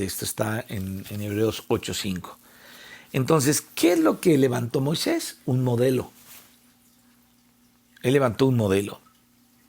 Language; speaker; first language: Spanish; native; Spanish